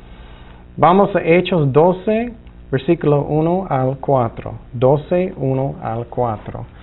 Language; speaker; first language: Spanish; non-native, fluent; English